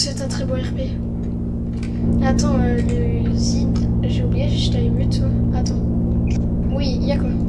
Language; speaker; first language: French; native; French